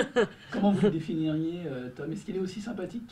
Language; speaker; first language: French; native; French